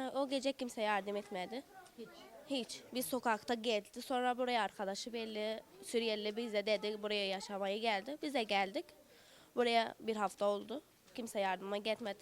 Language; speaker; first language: Turkish; early bilingual, other home language; Arabic